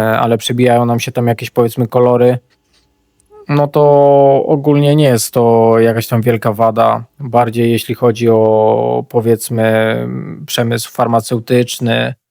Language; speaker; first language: Polish; native; Polish